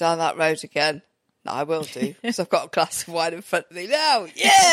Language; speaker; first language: English; native; English